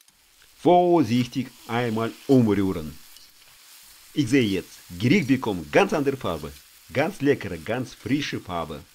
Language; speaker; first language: German; non-native, fluent; Russian